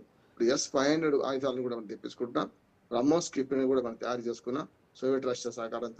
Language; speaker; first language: Telugu; native; Telugu